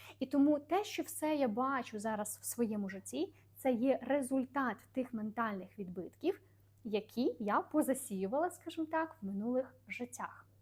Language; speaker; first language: Ukrainian; non-native, local second language; Russian